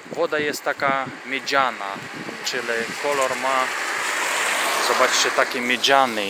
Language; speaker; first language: Polish; non-native, fluent; Russian